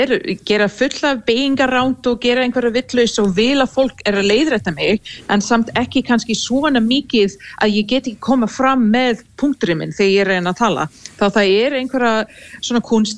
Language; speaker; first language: Icelandic; non-native, fluent; English